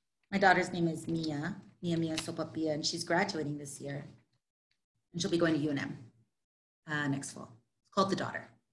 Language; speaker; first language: English; native; English